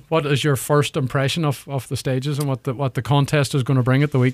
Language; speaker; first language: English; native; English